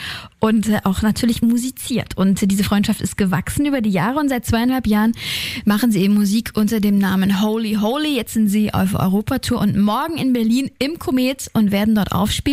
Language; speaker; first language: German; native; German